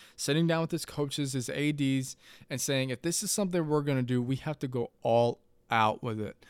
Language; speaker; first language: English; native; English